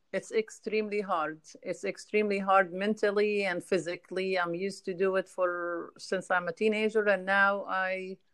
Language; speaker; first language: English; non-native, fluent; Arabic